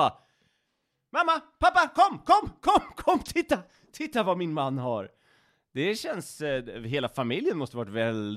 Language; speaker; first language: Swedish; native; Swedish